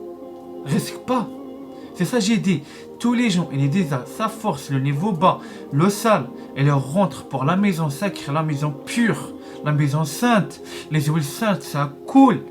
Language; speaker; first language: French; non-native, learner; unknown